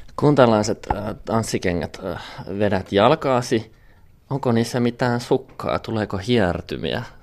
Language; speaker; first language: Finnish; native; Finnish